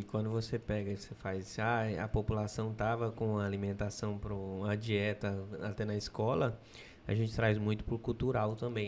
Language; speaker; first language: Portuguese; native; Portuguese